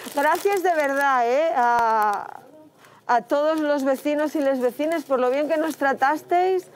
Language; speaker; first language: Spanish; native; Spanish